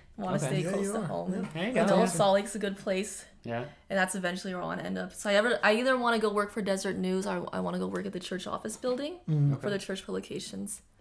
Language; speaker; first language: English; early bilingual, other home language; Japanese